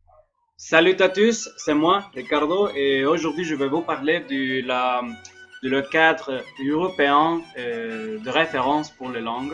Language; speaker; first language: French; non-native, learner; Spanish